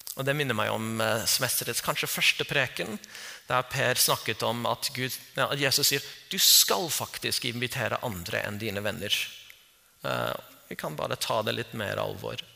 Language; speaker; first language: Norwegian; non-native, fluent; English